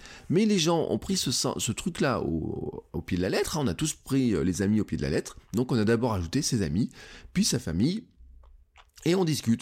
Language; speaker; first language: French; native; French